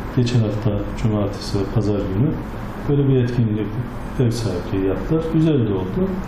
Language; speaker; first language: Turkish; native; Turkish